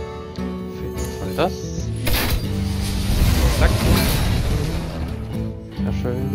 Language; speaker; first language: German; native; German